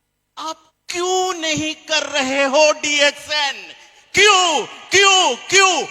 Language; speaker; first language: Hindi; non-native, fluent; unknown